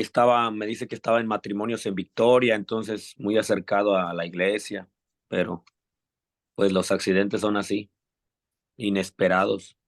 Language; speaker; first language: Spanish; native; Spanish